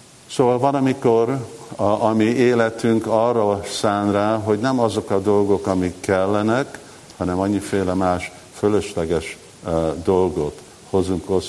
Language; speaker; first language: Hungarian; early bilingual, heritage; Hungarian